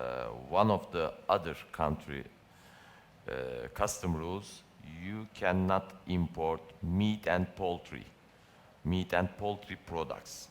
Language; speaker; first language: English; non-native, learner; Turkish